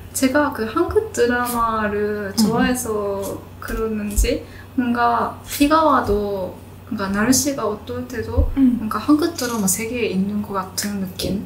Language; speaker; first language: Korean; non-native, fluent; Japanese